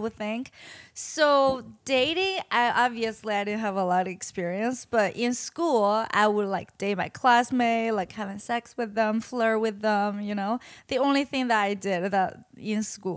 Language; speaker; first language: English; non-native, fluent; Chinese